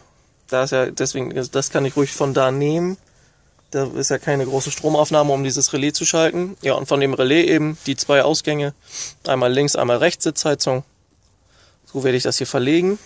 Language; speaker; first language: German; native; German